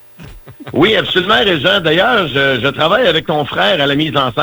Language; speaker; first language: French; native; French